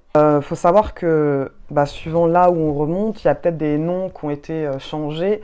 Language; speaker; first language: French; native; French